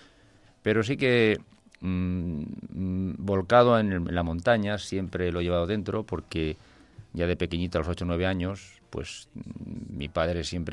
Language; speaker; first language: Spanish; native; Spanish